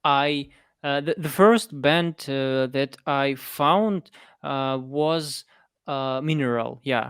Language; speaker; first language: English; non-native, fluent; Russian